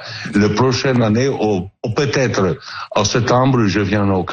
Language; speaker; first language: French; non-native, learner; Italian